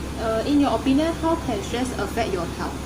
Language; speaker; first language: English; non-native, learner; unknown